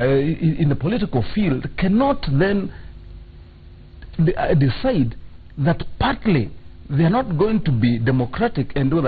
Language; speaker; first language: English; non-native, local second language; Kikuyu